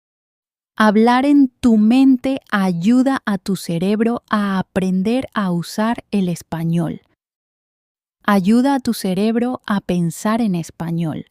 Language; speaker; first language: Spanish; non-native, fluent; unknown